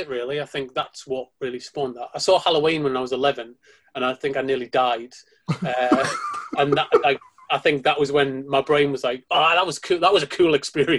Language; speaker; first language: English; native; English